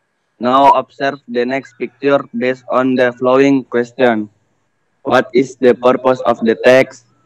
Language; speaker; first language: English; non-native, learner; Indonesian